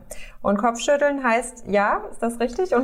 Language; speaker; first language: German; native; German